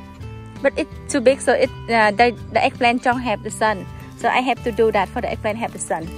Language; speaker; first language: English; non-native, learner; Vietnamese